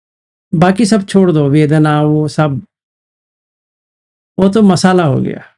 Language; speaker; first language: Hindi; native; Hindi